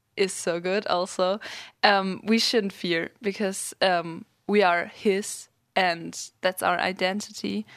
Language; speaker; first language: English; non-native, fluent; German